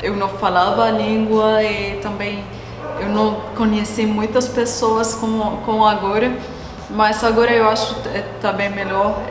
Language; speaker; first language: Portuguese; non-native, learner; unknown